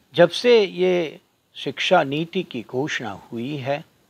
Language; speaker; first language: Hindi; non-native, local second language; Gujarati